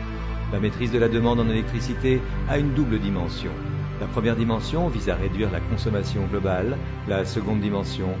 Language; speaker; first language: French; native; French